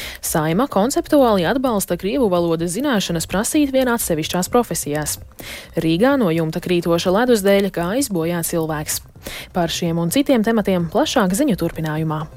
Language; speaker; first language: Latvian; native; Latvian